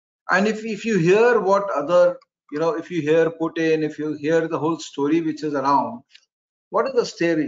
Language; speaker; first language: English; non-native, local second language; Hindi